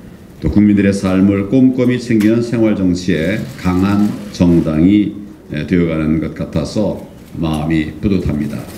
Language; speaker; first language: Korean; native; Korean